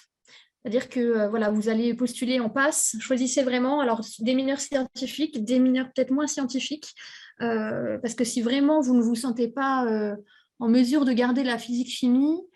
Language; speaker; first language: French; native; French